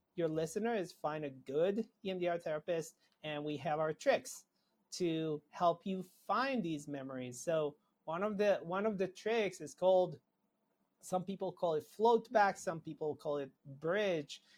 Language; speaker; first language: English; non-native, fluent; Hebrew